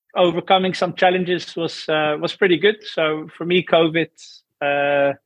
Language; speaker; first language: English; non-native, fluent; Dutch